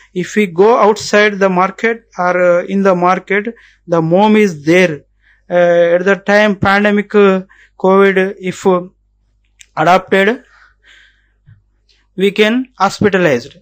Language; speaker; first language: English; non-native, local second language; Telugu